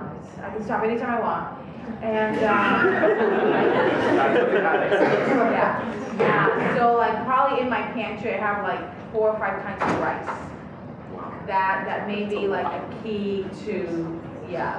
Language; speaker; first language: English; native; English